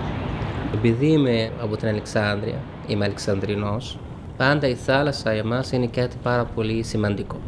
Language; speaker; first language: Greek; non-native, learner; Arabic